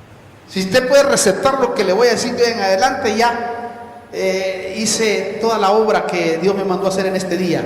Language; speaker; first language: Spanish; native; Spanish